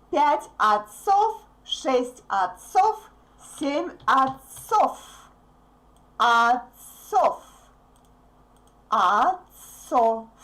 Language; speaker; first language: Russian; native; Russian